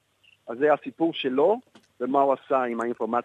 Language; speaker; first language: Hebrew; non-native, fluent; English